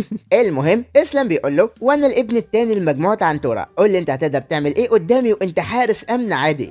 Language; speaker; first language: Arabic; native; Arabic